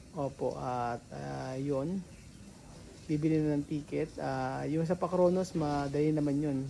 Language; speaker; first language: Filipino; native; Filipino